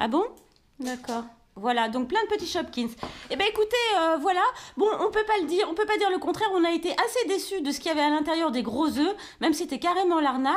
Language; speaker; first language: French; native; French